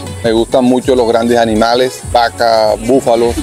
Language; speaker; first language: Spanish; native; Spanish